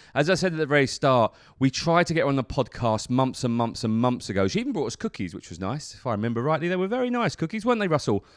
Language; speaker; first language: English; native; English